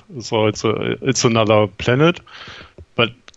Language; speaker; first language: English; non-native, fluent; German